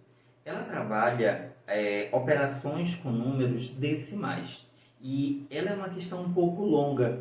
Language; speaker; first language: Portuguese; native; Portuguese